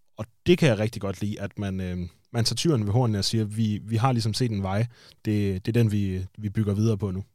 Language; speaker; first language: Danish; native; Danish